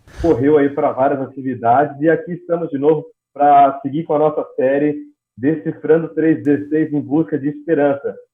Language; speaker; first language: Portuguese; native; Portuguese